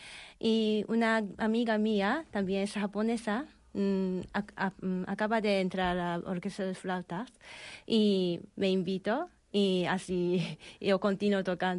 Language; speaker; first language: Spanish; non-native, fluent; Japanese